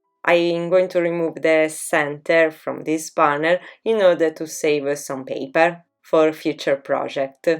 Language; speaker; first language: English; non-native, fluent; Italian